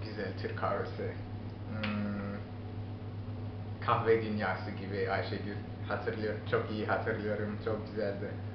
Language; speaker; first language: Turkish; non-native, learner; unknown